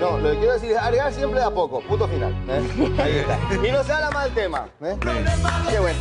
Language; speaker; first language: Spanish; native; Spanish